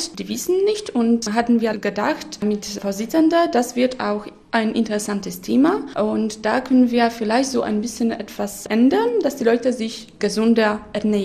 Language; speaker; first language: German; non-native, local second language; Polish